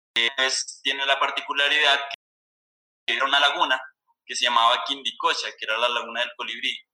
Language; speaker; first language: Spanish; native; Spanish